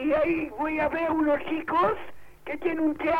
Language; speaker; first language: Spanish; non-native, local second language; Catalan